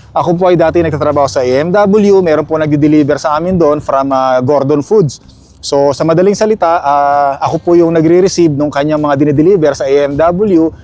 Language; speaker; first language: Filipino; native; Filipino